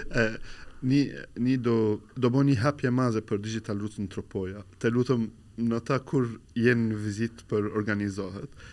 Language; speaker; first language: Albanian; non-native, learner; Arabic